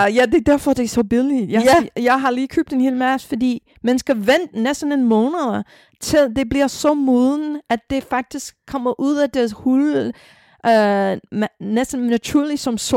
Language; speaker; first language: Danish; non-native, fluent; English